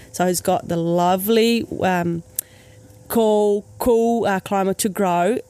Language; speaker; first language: English; native; English